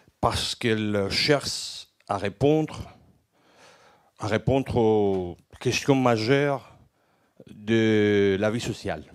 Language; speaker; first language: French; non-native, fluent; Greek